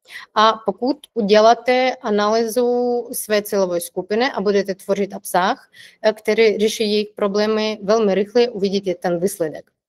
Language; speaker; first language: Czech; non-native, fluent; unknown